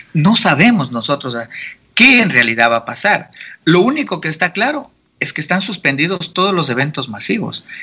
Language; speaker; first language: Spanish; native; Spanish